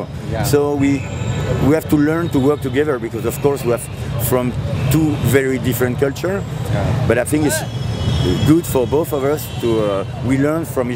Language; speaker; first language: English; non-native, fluent; French